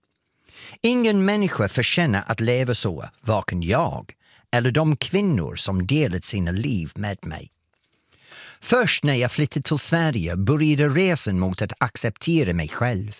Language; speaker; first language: Swedish; non-native, fluent; English